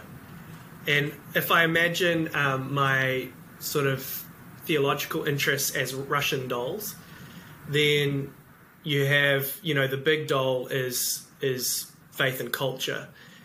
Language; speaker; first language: English; native; English